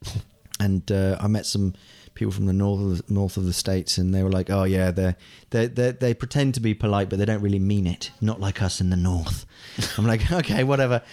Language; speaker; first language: English; non-native, local second language; German